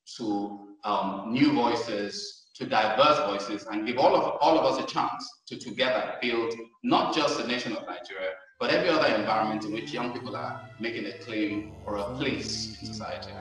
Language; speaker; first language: English; native; English